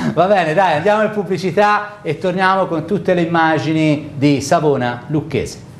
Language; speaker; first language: Italian; native; Italian